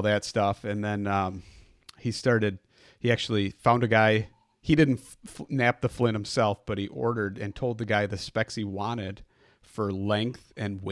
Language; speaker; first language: English; native; English